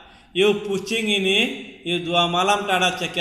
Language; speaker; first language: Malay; non-native, local second language; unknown